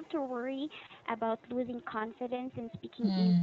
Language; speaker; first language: English; non-native, local second language; Filipino